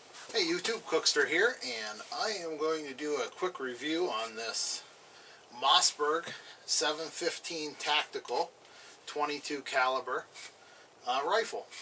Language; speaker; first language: English; native; English